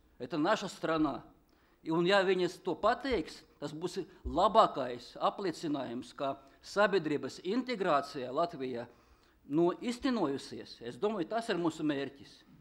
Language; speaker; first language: Latvian; non-native, local second language; Russian